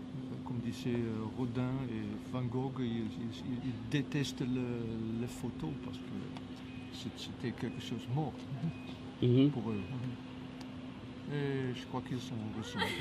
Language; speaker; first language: French; non-native, fluent; Dutch